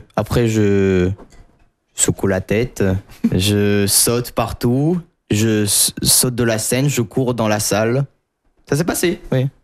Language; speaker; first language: French; non-native, fluent; Russian